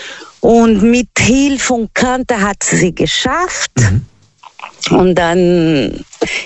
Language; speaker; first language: German; non-native, learner; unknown